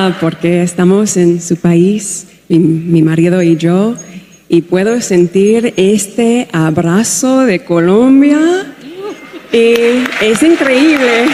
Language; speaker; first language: Spanish; non-native, learner; English